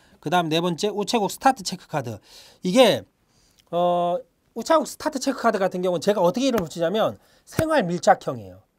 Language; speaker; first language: Korean; native; Korean